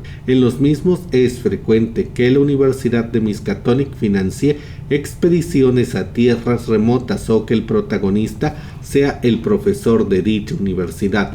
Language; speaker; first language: Spanish; native; Spanish